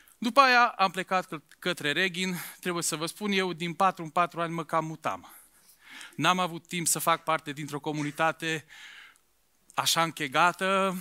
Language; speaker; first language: Romanian; non-native, local second language; Hungarian